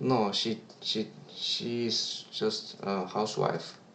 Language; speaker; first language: English; non-native, learner; Korean